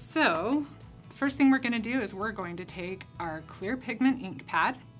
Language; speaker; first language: English; native; English